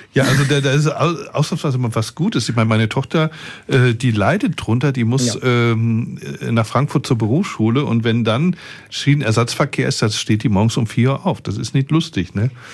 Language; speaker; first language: German; native; German